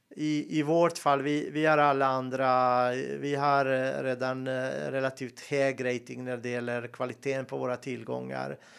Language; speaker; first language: Swedish; non-native, fluent; Serbian